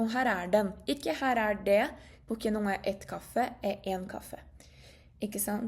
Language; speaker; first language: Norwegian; non-native, fluent; Portuguese